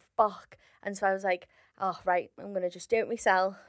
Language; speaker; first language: English; native; English